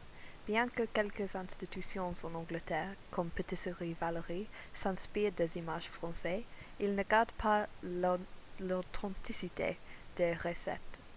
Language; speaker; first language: French; non-native, learner; English